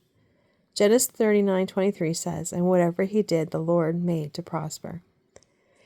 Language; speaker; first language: English; native; English